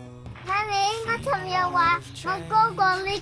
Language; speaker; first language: Cantonese; early bilingual, heritage; English